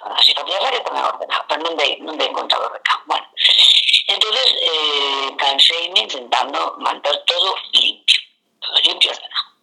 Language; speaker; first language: Galician; non-native, local second language; Spanish